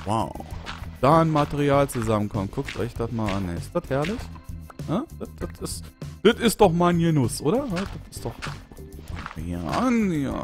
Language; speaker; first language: German; native; German